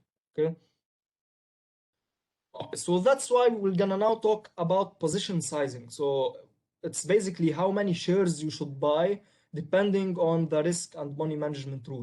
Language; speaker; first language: English; non-native, local second language; Arabic